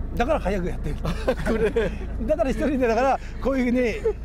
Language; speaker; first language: Japanese; native; Japanese